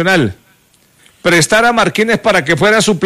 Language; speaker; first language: Spanish; native; Spanish